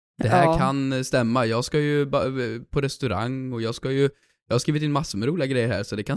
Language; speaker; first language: Swedish; native; Swedish